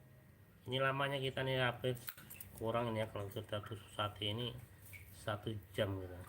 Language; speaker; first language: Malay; non-native, local second language; Minangkabau